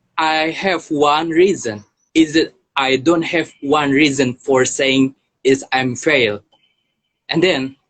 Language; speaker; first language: English; non-native, learner; Indonesian